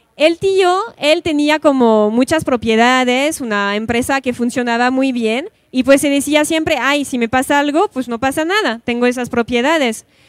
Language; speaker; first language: Spanish; non-native, fluent; French